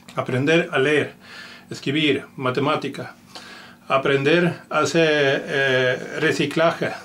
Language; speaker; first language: Spanish; non-native, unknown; Finnish